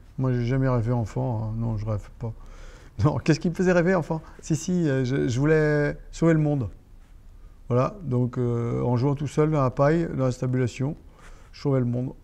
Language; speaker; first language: French; non-native, local second language; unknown